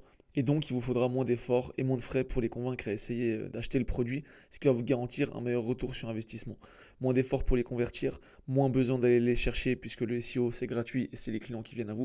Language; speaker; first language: French; native; French